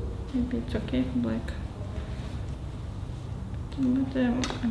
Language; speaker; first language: English; non-native, learner; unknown